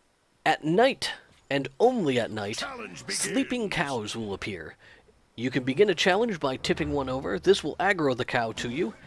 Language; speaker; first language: English; native; English